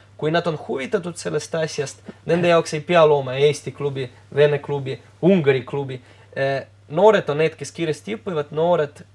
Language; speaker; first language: Estonian; non-native, local second language; Russian